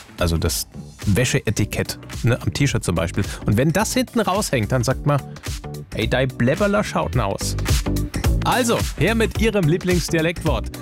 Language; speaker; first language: German; native; German